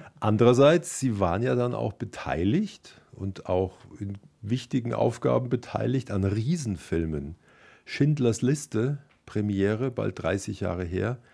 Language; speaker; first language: German; native; German